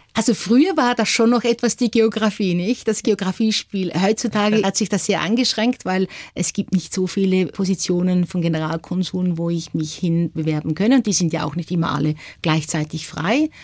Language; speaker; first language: German; native; German